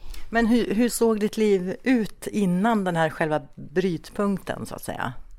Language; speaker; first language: Swedish; native; Swedish